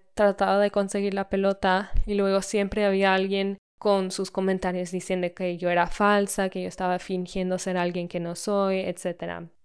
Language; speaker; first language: Spanish; early bilingual, heritage; Spanish